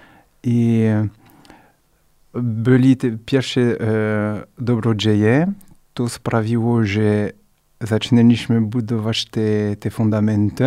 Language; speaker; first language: Polish; non-native, fluent; French